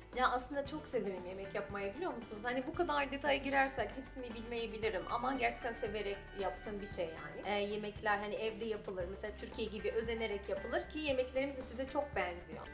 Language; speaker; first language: Turkish; non-native, fluent; Arabic